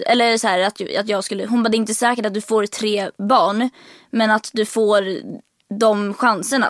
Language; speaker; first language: Swedish; native; Swedish